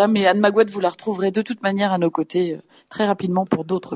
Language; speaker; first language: French; native; French